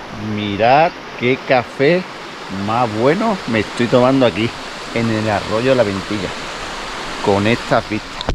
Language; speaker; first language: Spanish; native; Spanish